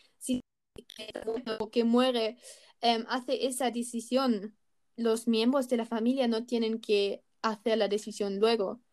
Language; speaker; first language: Spanish; non-native, learner; German